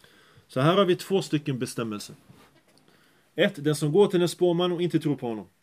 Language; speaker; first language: Swedish; early bilingual, other home language; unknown